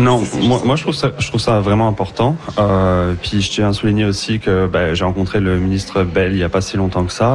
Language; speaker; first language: French; native; French